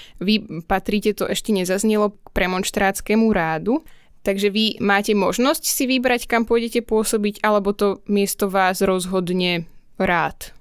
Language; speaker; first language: Slovak; native; Slovak